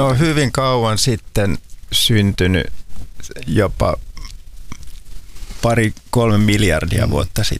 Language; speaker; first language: Finnish; native; Finnish